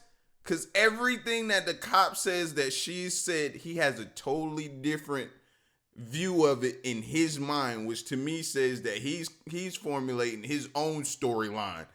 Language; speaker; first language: English; native; English